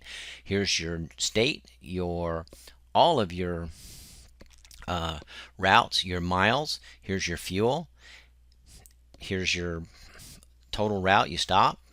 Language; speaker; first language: English; native; English